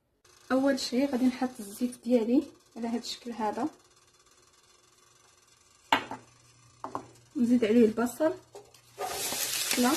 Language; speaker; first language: Arabic; native; Arabic